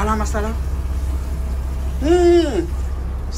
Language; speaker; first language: English; non-native, learner; French